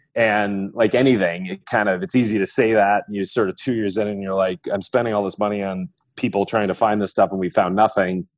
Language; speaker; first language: English; native; English